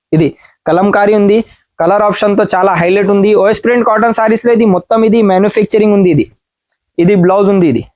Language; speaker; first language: Telugu; non-native, learner; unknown